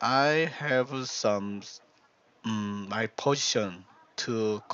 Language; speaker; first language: English; non-native, learner; Korean